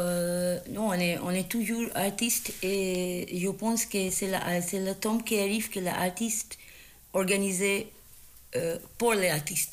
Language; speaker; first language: French; non-native, learner; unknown